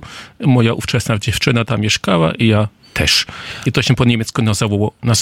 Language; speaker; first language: Polish; non-native, fluent; German